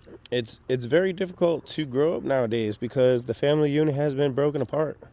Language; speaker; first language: English; native; English